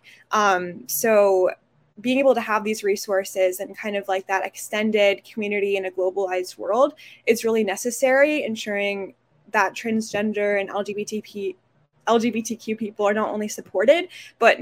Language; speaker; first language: English; native; English